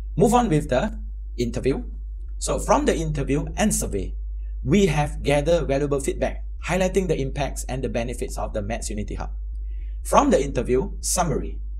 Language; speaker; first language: English; native; English